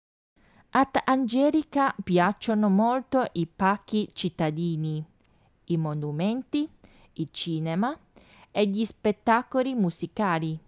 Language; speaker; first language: Italian; non-native, fluent; Chinese